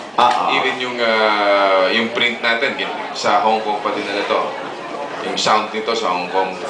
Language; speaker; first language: Filipino; native; Filipino